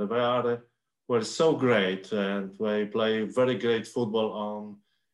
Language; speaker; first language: English; non-native, learner; Polish